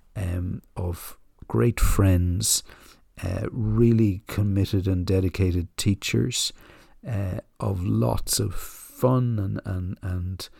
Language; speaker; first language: English; native; English